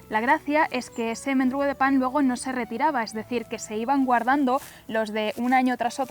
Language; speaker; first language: Spanish; native; Spanish